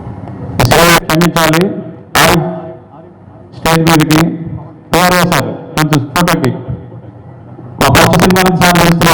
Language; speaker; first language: Telugu; native; Telugu